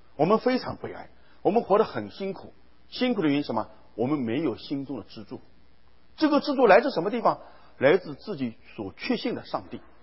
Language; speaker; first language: Chinese; native; Chinese